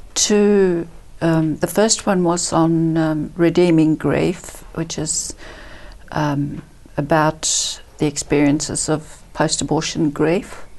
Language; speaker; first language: English; early bilingual, other home language; Italian